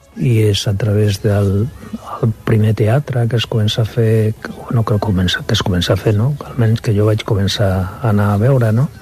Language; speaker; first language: Catalan; non-native, local second language; Spanish